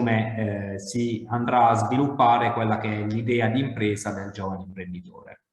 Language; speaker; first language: Italian; native; Italian